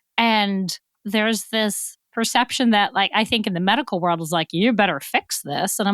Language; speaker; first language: English; native; English